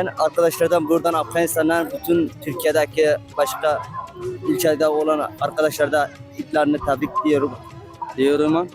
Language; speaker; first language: Turkish; non-native, learner; Uzbek